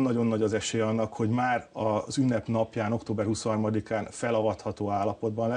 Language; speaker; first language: Hungarian; native; Hungarian